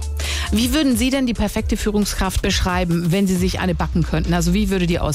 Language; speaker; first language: German; native; German